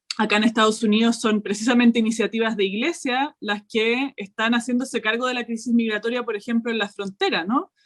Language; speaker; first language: Spanish; native; Spanish